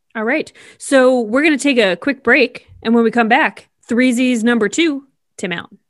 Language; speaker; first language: English; native; English